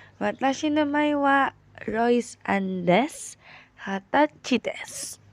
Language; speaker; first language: Japanese; non-native, learner; Filipino